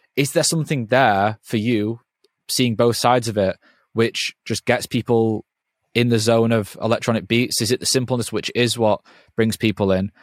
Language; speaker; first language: English; native; English